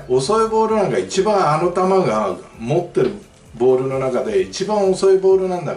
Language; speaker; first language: Japanese; native; Japanese